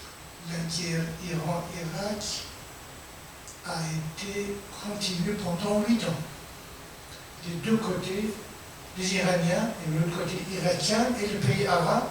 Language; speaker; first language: French; non-native, fluent; Persian